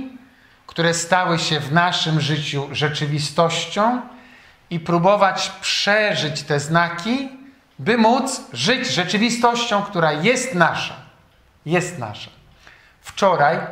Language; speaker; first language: Polish; native; Polish